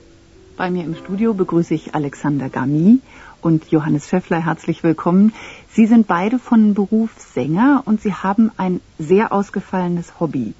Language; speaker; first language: German; native; German